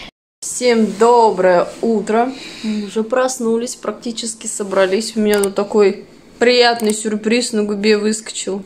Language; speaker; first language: Russian; native; Russian